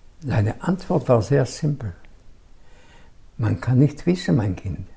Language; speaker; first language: German; non-native, fluent; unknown